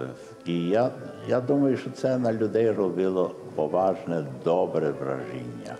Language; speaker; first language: Ukrainian; early bilingual, heritage; Ukrainian